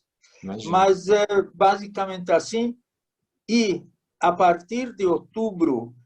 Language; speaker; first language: Portuguese; non-native, fluent; Hungarian